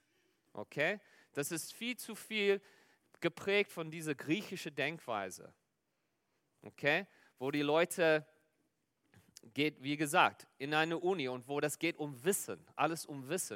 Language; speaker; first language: German; non-native, fluent; Afrikaans